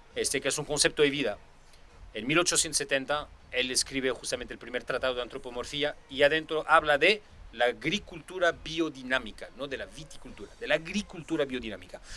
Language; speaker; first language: Spanish; non-native, fluent; French